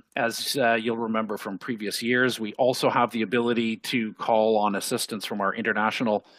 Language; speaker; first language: English; native; English